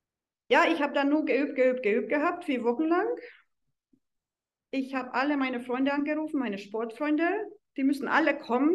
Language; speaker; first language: German; non-native, fluent; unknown